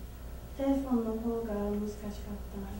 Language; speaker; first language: Japanese; non-native, learner; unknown